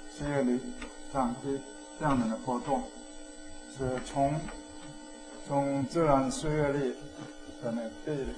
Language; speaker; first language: Chinese; non-native, fluent; Korean